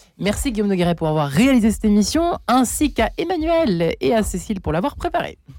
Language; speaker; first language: French; native; French